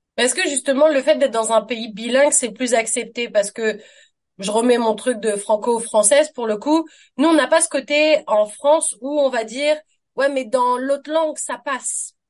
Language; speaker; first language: French; native; French